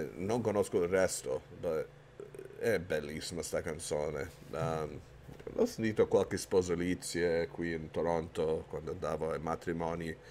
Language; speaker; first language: Italian; early bilingual, heritage; Italian